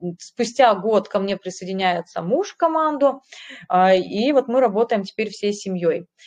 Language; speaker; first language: Russian; native; Russian